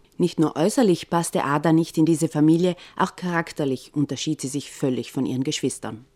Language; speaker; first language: German; native; German